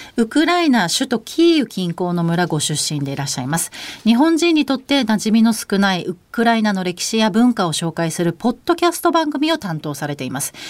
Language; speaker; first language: Japanese; native; Japanese